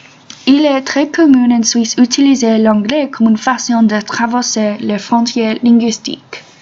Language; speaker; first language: French; non-native, learner; English